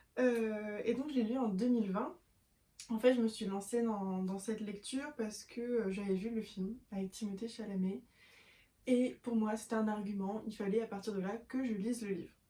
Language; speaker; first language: French; native; French